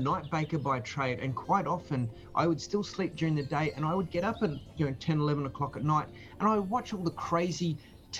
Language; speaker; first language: English; native; English